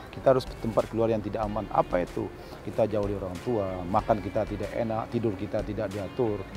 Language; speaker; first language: Indonesian; native; Indonesian